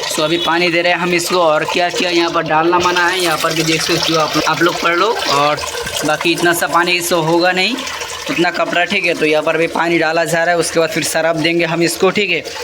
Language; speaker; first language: Hindi; non-native, local second language; Bangla